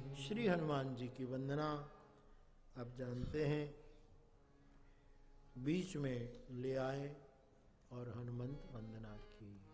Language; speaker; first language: Hindi; non-native, local second language; Gujarati